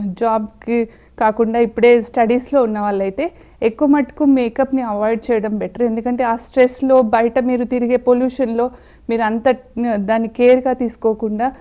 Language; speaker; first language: Telugu; native; Telugu